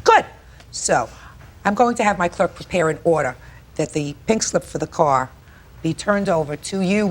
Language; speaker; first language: English; native; English